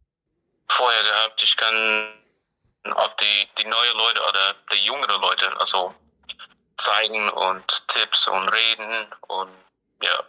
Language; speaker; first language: German; non-native, fluent; English